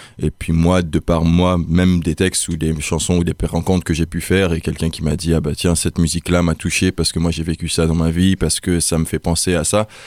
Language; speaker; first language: French; early bilingual, heritage; French